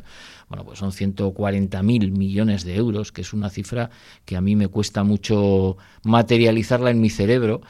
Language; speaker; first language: Spanish; native; Spanish